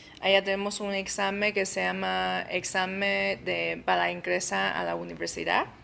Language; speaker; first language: Spanish; non-native, fluent; Chinese